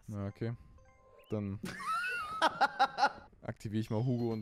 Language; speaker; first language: German; native; German